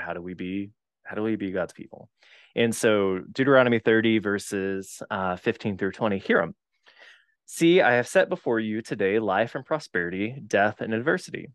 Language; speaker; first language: English; native; English